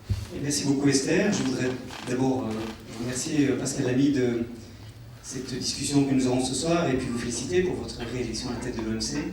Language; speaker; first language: French; native; French